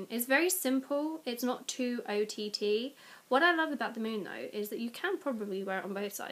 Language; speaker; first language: English; native; English